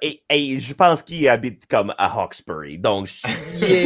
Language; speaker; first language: French; non-native, local second language; English